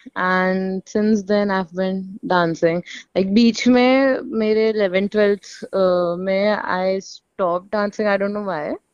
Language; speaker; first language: English; non-native, local second language; Hindi